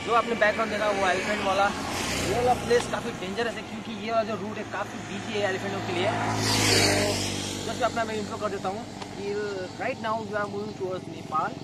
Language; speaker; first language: Hindi; non-native, local second language; Nepali